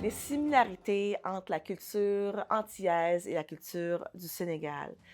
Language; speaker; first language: French; early bilingual, other home language; Haitian Creole